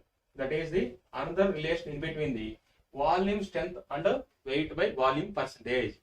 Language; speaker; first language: English; non-native, local second language; Telugu